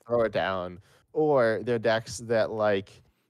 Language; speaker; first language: English; native; English